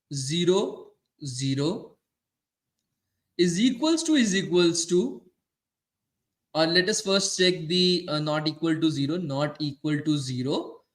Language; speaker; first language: English; non-native, local second language; Hindi